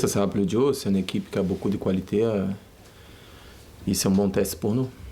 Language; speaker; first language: French; non-native, learner; Portuguese